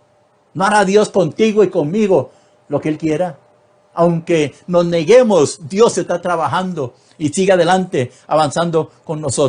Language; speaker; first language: Spanish; native; Spanish